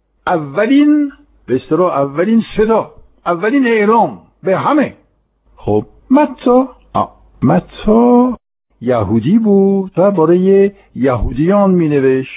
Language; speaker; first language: Persian; non-native, fluent; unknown